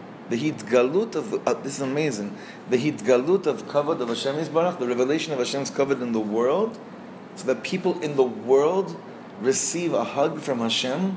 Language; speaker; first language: English; native; English